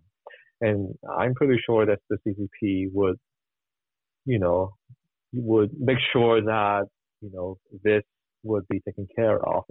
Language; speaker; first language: English; non-native, local second language; Cantonese